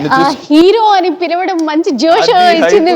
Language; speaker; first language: Telugu; native; Telugu